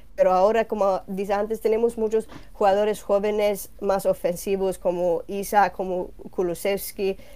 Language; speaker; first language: Spanish; non-native, learner; Swedish